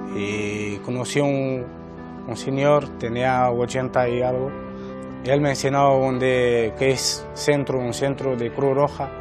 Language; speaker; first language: Spanish; non-native, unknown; Romanian